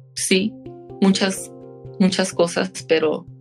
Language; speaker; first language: Spanish; early bilingual, heritage; Spanish